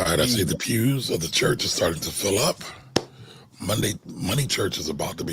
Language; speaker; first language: English; native; English